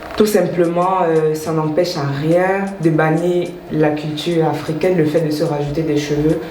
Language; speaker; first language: French; native; French